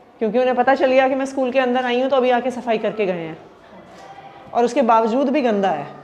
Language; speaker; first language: Hindi; native; Hindi